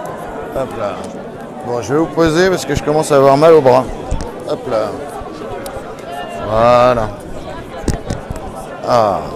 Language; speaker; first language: French; native; French